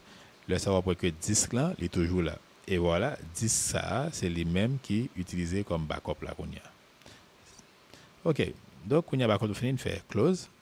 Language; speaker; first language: French; non-native, local second language; Haitian Creole